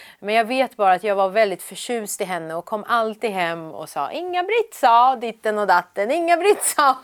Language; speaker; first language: Swedish; early bilingual, other home language; Persian